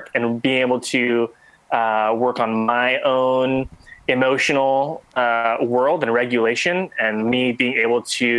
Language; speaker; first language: English; native; English